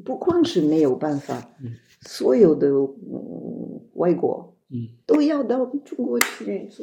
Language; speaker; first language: Chinese; non-native, fluent; French